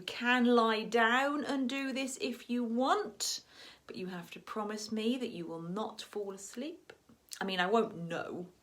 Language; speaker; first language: English; native; English